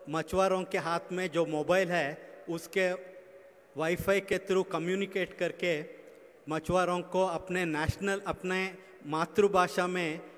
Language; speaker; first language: Hindi; non-native, local second language; Kannada